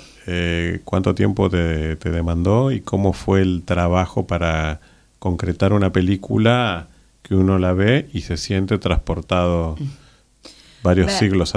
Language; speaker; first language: Spanish; native; Spanish